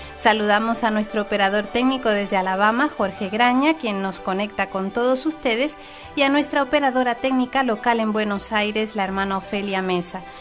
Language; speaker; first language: Spanish; native; Spanish